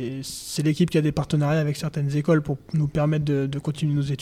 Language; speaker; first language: French; native; French